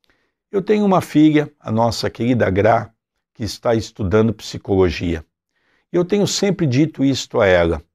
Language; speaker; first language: Portuguese; native; Portuguese